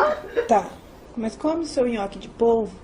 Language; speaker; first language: Portuguese; native; Portuguese